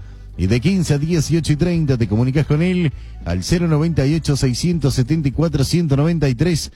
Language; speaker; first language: Spanish; native; Spanish